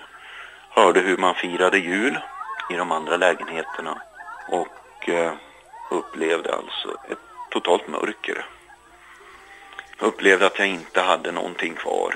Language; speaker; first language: Swedish; native; Swedish